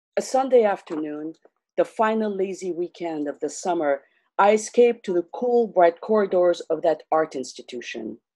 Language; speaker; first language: English; non-native, local second language; Armenian